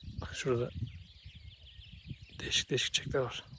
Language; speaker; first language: Turkish; native; Turkish